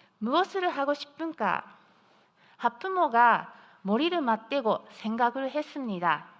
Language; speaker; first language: Korean; non-native, fluent; Japanese